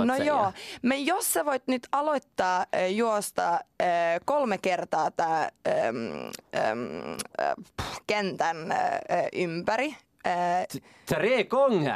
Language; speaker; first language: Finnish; non-native, local second language; Swedish